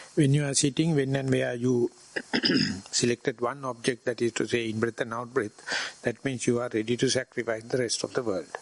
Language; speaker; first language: English; non-native, local second language; Sinhala